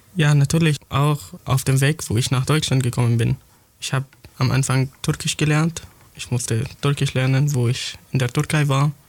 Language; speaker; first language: German; non-native, fluent; Arabic